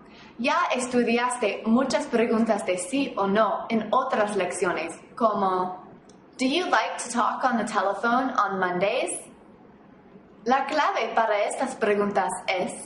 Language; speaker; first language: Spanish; non-native, fluent; English